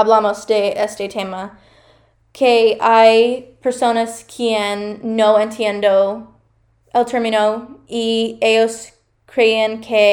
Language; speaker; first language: Spanish; non-native, learner; English